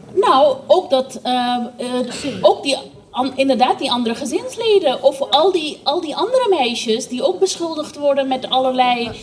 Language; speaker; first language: Dutch; non-native, fluent; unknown